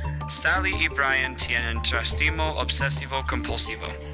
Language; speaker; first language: Spanish; non-native, learner; English